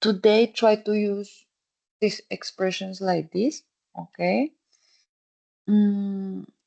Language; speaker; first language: English; non-native, fluent; Spanish